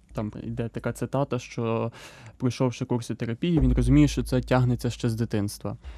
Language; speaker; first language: Ukrainian; native; Ukrainian